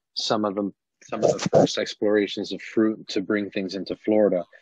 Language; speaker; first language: English; native; English